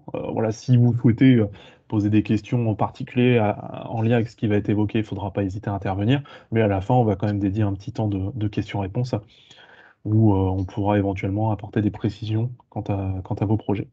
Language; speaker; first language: French; native; French